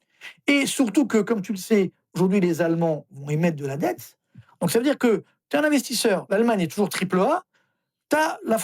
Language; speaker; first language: French; native; French